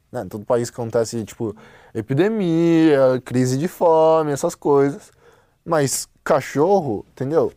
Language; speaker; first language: Portuguese; non-native, fluent; Chinese